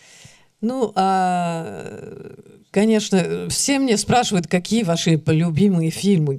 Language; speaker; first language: Russian; early bilingual, heritage; Russian